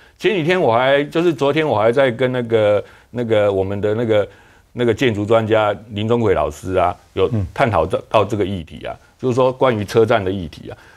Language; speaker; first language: Chinese; native; Chinese